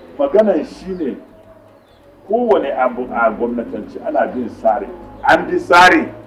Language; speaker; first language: Hausa; non-native, local second language; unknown